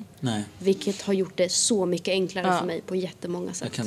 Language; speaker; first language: Swedish; native; Swedish